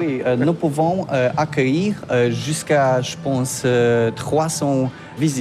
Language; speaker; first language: French; non-native, learner; Polish